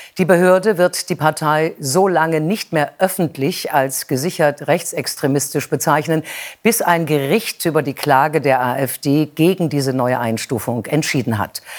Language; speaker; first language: German; native; German